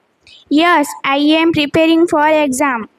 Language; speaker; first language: English; non-native, learner; Gujarati